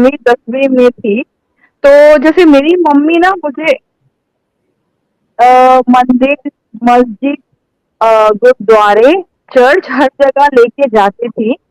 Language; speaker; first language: Hindi; native; Hindi